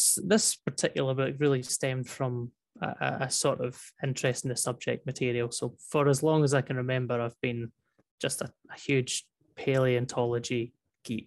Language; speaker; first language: English; native; English